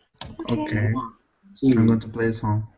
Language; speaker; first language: English; non-native, fluent; Spanish